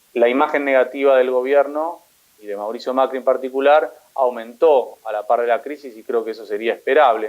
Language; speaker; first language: Spanish; native; Spanish